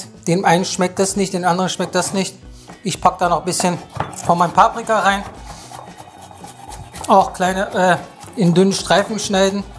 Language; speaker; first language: German; native; German